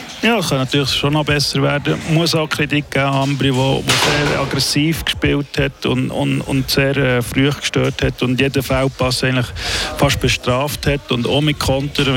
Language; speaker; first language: German; native; German